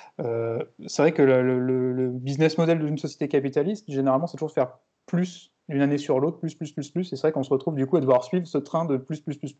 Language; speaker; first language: French; native; French